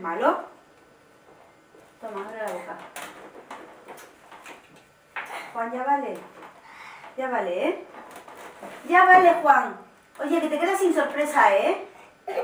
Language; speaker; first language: Spanish; native; Spanish